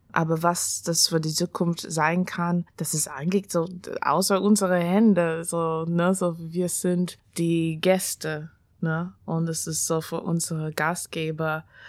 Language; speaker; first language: German; non-native, fluent; English